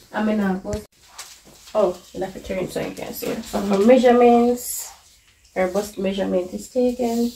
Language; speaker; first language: English; native; English